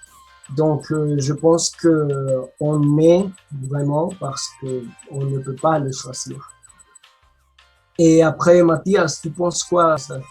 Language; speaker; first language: French; non-native, learner; Spanish